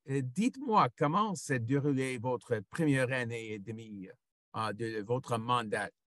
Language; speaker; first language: French; non-native, local second language; English